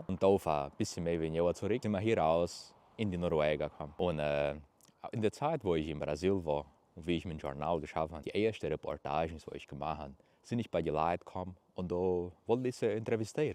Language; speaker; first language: German; early bilingual, heritage; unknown